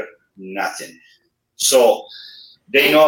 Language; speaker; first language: English; non-native, fluent; Spanish